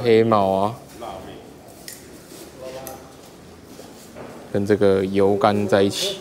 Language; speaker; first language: Chinese; native; Chinese